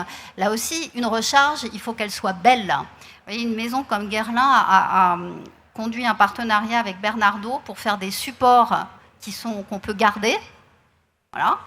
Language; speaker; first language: French; native; French